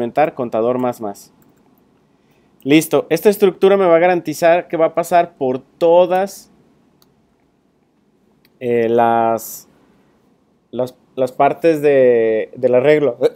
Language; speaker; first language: Spanish; native; Spanish